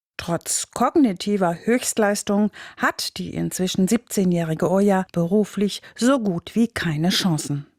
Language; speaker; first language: German; native; German